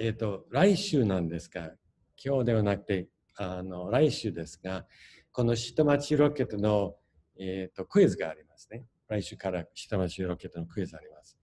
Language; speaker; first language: Japanese; non-native, fluent; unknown